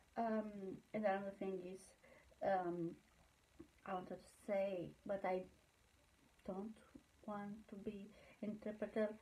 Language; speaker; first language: English; non-native, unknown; Romanian